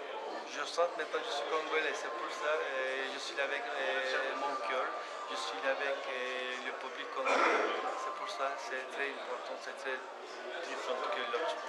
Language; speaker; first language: French; non-native, learner; Turkish